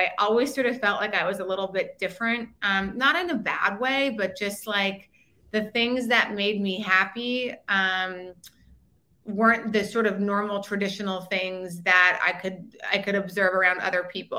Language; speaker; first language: English; native; English